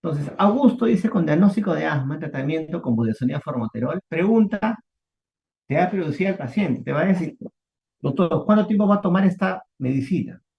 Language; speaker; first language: Spanish; native; Spanish